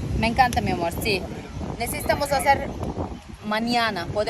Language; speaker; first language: Spanish; non-native, learner; Turkish